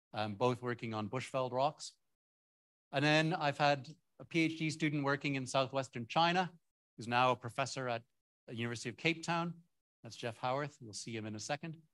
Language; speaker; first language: English; native; English